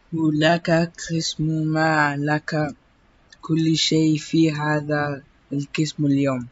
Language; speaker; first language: Arabic; non-native, learner; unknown